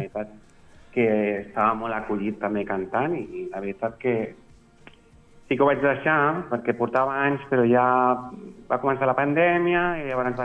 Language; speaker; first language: Catalan; non-native, local second language; Spanish